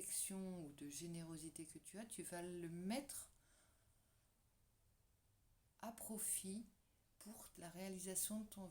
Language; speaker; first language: French; native; French